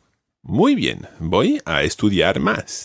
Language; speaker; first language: Spanish; non-native, fluent; English